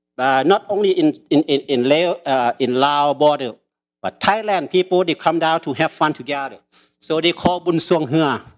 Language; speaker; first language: English; early bilingual, other home language; Lao